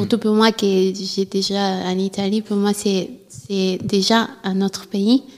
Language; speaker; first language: French; non-native, learner; Italian